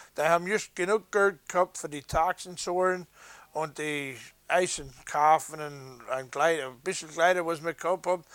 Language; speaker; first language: German; early bilingual, heritage; English